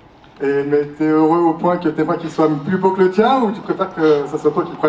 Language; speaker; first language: French; native; French